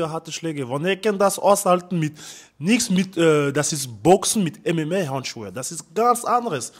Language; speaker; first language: German; non-native, learner; French